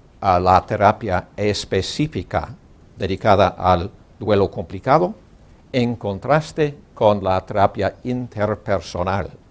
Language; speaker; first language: Spanish; non-native, learner; English